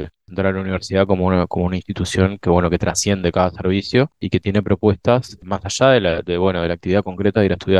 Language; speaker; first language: Spanish; native; Spanish